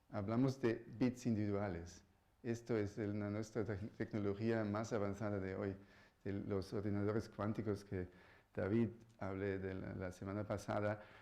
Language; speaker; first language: Spanish; non-native, fluent; German